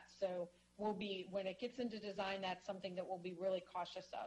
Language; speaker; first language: English; native; English